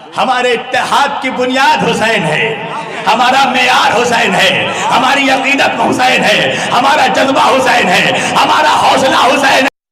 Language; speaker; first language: Urdu; native; Urdu